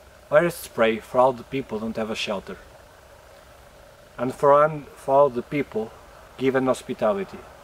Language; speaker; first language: English; non-native, learner; Portuguese